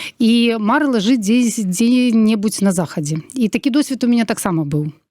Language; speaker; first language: Belarusian; non-native, local second language; Russian